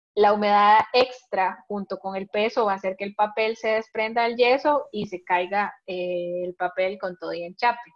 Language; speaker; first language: Spanish; native; Spanish